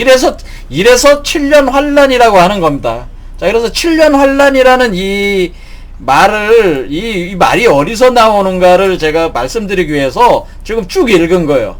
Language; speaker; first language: Korean; native; Korean